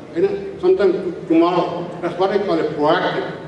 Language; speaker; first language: English; non-native, local second language; Nepali